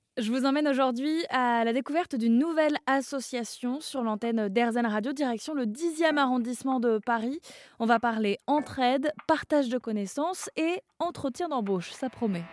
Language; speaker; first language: French; native; French